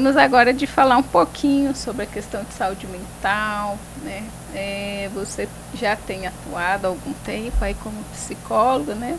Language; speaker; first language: Portuguese; native; Portuguese